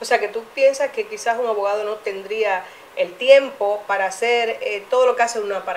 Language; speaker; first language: Spanish; native; Spanish